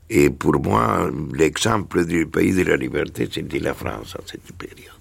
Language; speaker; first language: French; non-native, fluent; Spanish